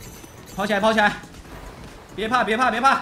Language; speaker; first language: Chinese; native; Chinese